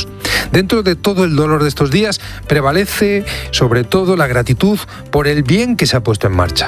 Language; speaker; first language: Spanish; native; Spanish